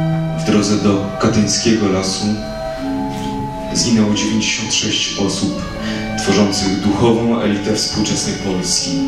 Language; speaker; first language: Polish; native; Polish